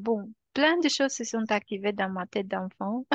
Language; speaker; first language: French; non-native, fluent; Romanian